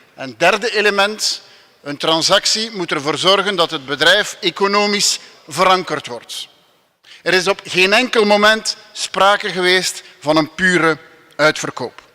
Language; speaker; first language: Dutch; non-native, local second language; French